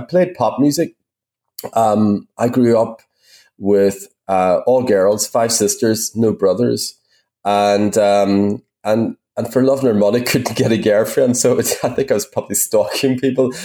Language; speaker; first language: English; native; English